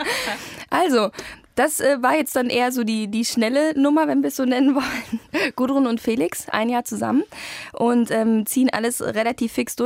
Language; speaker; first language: German; native; German